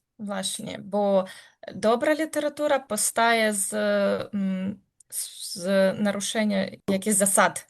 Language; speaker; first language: Polish; non-native, learner; Ukrainian